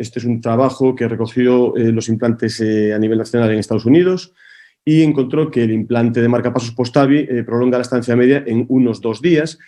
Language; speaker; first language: Spanish; native; Spanish